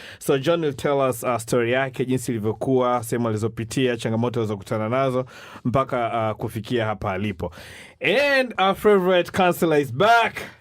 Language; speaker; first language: Swahili; native; Swahili